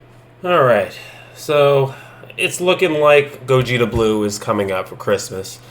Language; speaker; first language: English; native; English